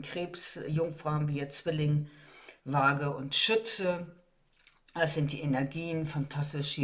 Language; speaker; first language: German; native; German